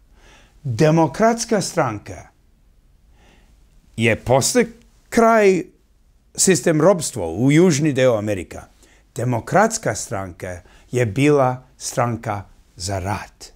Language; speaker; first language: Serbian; early bilingual, heritage; English